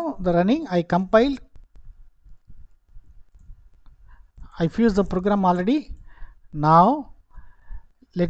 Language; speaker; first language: English; non-native, local second language; Tamil